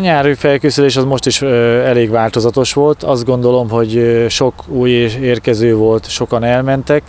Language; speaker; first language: Hungarian; native; Hungarian